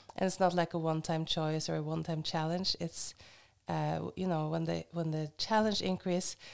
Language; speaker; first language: English; non-native, fluent; Norwegian